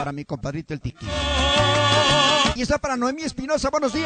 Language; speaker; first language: Spanish; native; Spanish